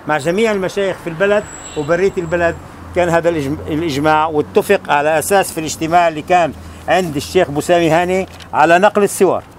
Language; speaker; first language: Arabic; native; Arabic